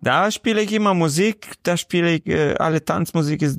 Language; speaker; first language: German; non-native, learner; Romanian